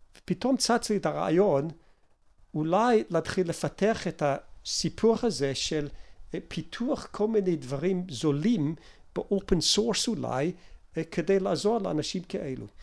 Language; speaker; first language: Hebrew; non-native, fluent; English